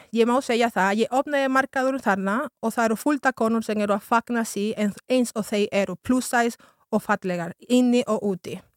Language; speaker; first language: Icelandic; non-native, fluent; Spanish